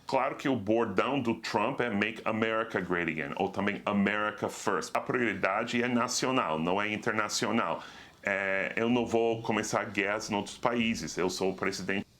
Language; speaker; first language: Portuguese; non-native, fluent; English